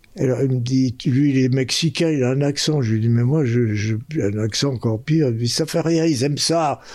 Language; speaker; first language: French; early bilingual, other home language; Spanish